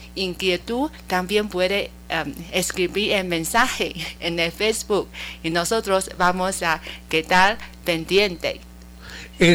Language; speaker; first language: Spanish; non-native, learner; Chinese